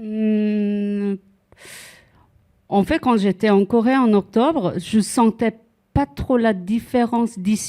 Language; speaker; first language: French; non-native, fluent; Korean